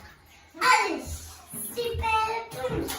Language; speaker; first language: French; native; French